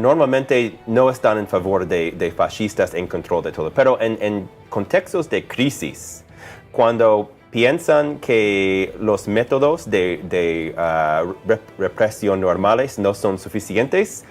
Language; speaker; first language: Spanish; non-native, fluent; English